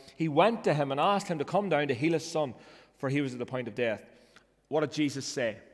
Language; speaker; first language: English; native; English